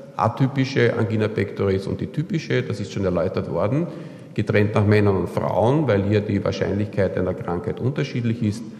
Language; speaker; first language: German; native; German